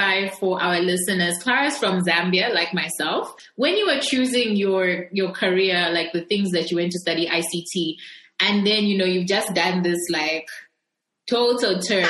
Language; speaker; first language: English; non-native, local second language; Bemba